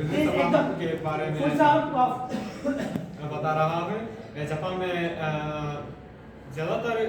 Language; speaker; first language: Hindi; non-native, fluent; Japanese